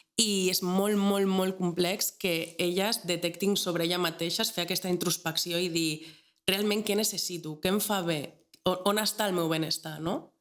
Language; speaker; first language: Catalan; native; Catalan